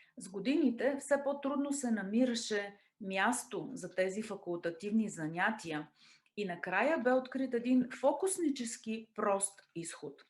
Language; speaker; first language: Bulgarian; native; Bulgarian